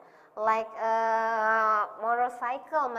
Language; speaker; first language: English; non-native, learner; Indonesian